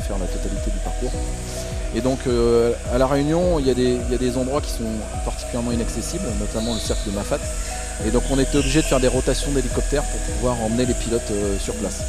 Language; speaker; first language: French; native; French